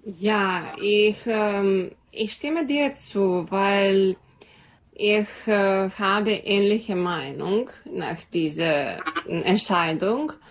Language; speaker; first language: German; non-native, learner; Serbian